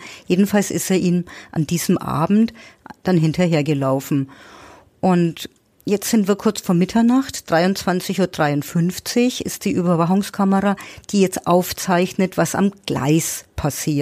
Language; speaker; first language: German; native; German